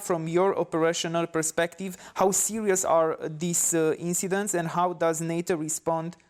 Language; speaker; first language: English; non-native, fluent; Romanian